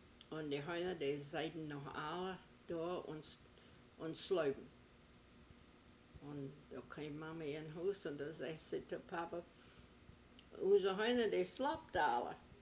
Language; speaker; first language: German; early bilingual, heritage; German